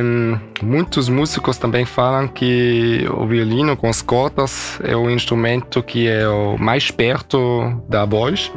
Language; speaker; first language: Portuguese; early bilingual, heritage; German